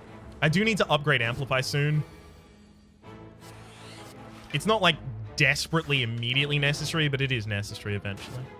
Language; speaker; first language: English; native; English